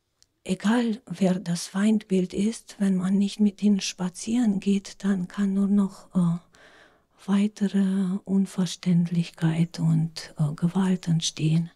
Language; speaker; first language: German; non-native, fluent; Romanian